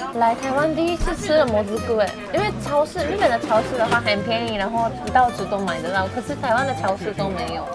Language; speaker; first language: Chinese; non-native, fluent; Japanese